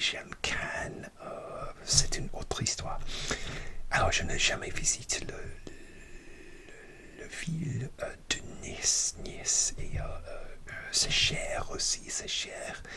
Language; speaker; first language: French; non-native, learner; English